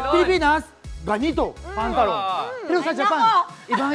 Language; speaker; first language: Filipino; non-native, fluent; Japanese